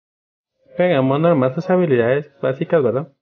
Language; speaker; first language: Spanish; native; Spanish